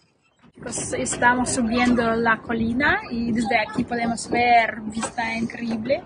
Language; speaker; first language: Spanish; non-native, learner; Russian